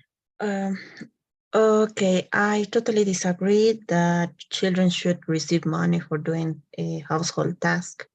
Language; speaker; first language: English; non-native, fluent; Spanish